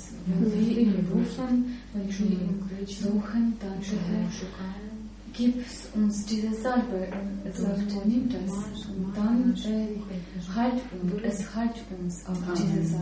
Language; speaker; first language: German; non-native, learner; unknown